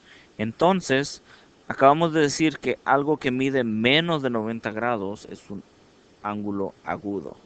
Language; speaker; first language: Spanish; early bilingual, heritage; Spanish